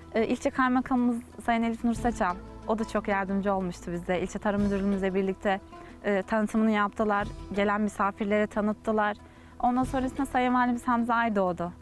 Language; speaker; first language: Turkish; native; Turkish